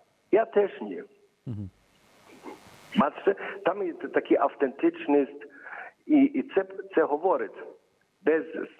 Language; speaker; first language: Ukrainian; early bilingual, heritage; Ukrainian